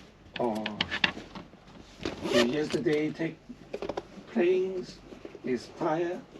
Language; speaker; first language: English; non-native, local second language; Cantonese